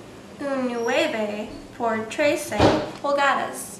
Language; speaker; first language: Spanish; non-native, learner; English